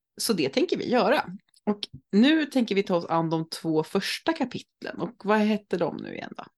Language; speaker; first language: Swedish; native; Swedish